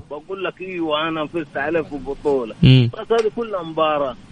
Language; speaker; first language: Arabic; native; Arabic